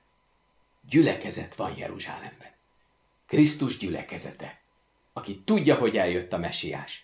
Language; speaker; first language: Hungarian; native; Hungarian